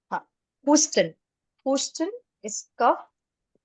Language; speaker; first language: German; non-native, local second language; Marathi